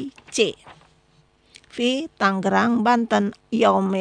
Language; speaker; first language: Arabic; non-native, fluent; Indonesian